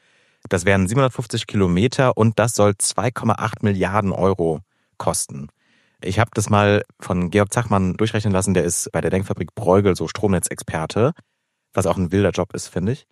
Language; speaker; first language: German; native; German